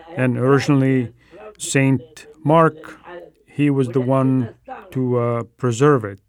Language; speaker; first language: English; non-native, fluent; Arabic